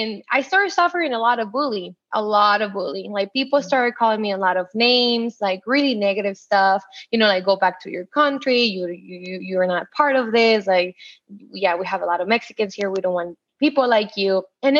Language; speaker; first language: English; non-native, fluent; Spanish